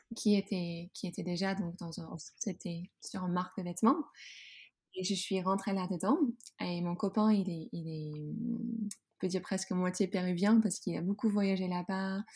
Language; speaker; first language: French; non-native, fluent; Dutch